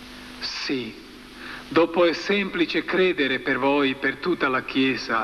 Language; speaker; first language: Italian; non-native, learner; Croatian